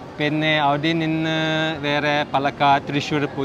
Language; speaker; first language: Malayalam; non-native, learner; Chinese